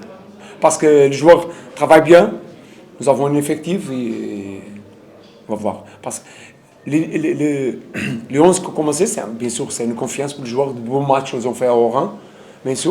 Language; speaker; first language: French; non-native, learner; Portuguese